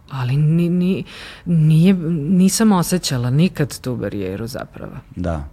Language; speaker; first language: Serbian; native; Serbian